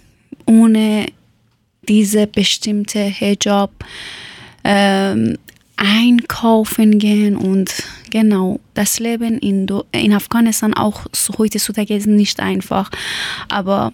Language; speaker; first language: German; non-native, learner; Persian